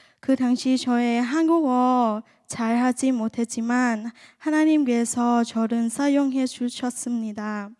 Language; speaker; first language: Korean; non-native, learner; Thai